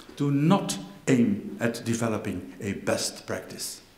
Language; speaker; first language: English; non-native, fluent; Dutch